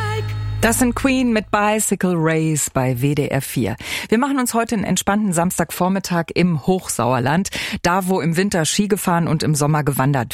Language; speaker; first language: German; native; German